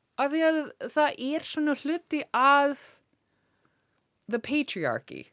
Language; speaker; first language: Icelandic; non-native, learner; English